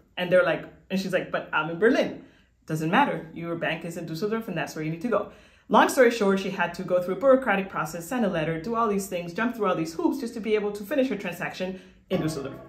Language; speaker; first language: English; non-native, fluent; Spanish